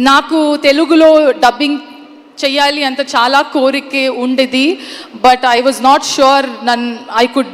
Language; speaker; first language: Telugu; non-native, learner; Kannada